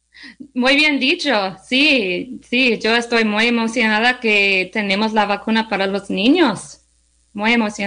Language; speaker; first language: Spanish; non-native, learner; English